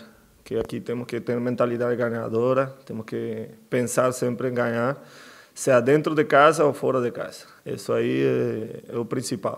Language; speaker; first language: Portuguese; non-native, fluent; Spanish